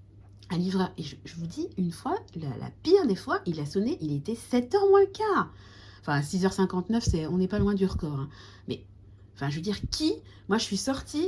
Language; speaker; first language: French; native; French